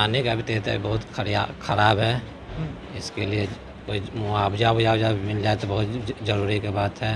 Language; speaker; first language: Hindi; native; Hindi